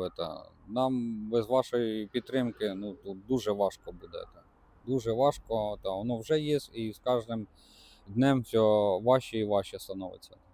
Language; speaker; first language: Ukrainian; non-native, local second language; Russian